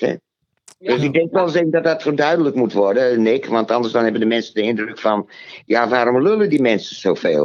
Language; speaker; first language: Dutch; native; Dutch